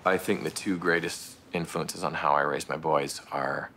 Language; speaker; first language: English; native; English